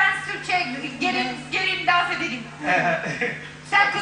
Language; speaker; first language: Turkish; native; Turkish